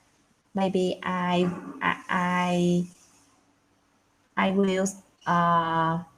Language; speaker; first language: English; non-native, learner; Vietnamese